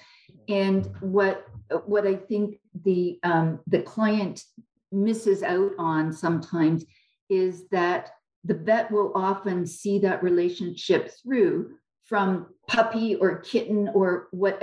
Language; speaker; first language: English; native; English